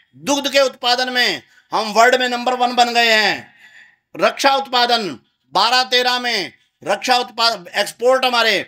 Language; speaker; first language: Hindi; native; Hindi